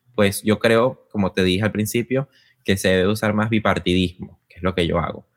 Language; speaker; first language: Spanish; native; Spanish